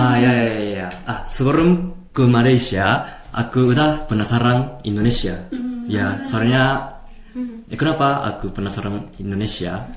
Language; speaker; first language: Indonesian; non-native, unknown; Japanese